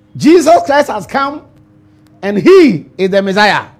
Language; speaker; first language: English; non-native, local second language; Ewe